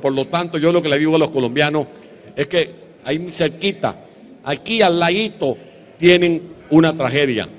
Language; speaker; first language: Spanish; native; Spanish